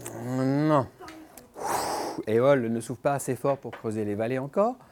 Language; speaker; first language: French; native; French